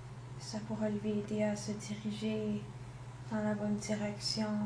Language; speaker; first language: French; non-native, local second language; English